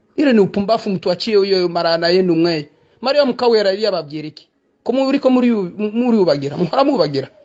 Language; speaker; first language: Swahili; non-native, local second language; Kinyarwanda